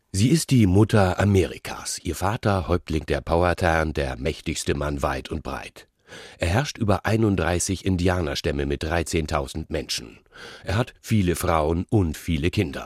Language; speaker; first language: German; native; German